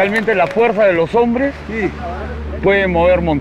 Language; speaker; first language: Spanish; native; Spanish